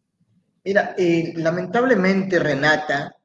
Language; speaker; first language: Spanish; native; Spanish